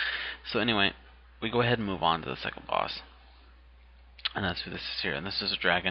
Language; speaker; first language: English; native; English